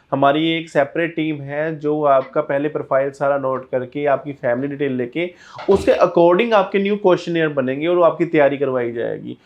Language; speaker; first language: Hindi; non-native, local second language; Punjabi